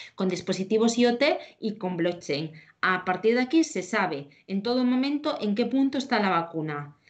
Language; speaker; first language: Spanish; native; Spanish